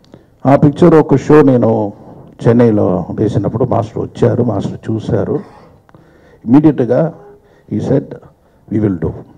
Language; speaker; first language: Telugu; non-native, fluent; Tamil